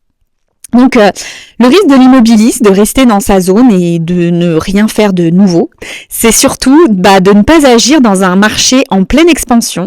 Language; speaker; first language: French; native; French